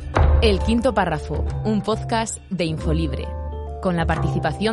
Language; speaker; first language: Spanish; native; Spanish